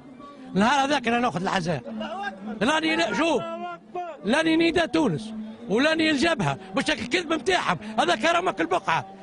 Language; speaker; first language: Arabic; native; Arabic